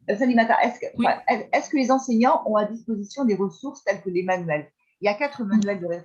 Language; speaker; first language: French; native; French